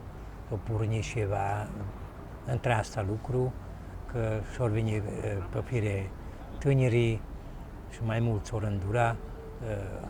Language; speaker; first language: Romanian; early bilingual, heritage; Romanian